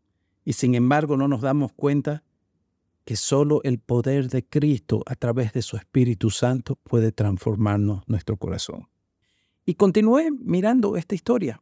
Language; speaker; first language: Spanish; native; Spanish